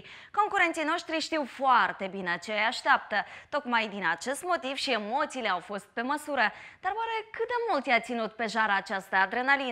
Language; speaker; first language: Romanian; native; Romanian